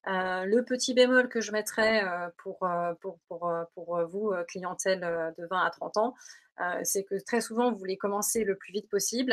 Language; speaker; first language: French; native; French